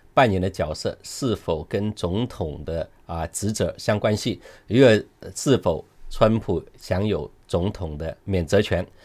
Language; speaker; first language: Chinese; non-native, local second language; Cantonese